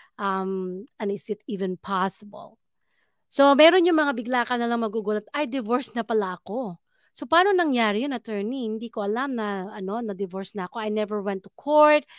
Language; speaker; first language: Filipino; native; Filipino